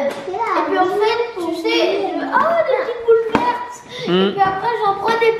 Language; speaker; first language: French; early bilingual, other home language; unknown